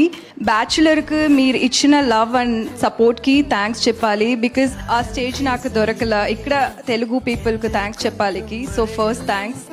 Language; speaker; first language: Telugu; non-native, learner; Tamil